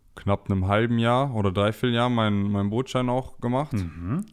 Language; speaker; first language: German; native; German